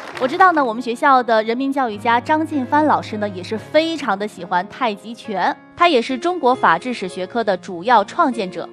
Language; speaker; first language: Chinese; native; Chinese